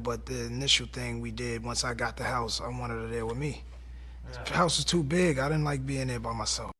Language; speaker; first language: English; native; English